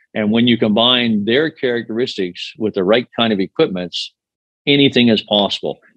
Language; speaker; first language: English; native; English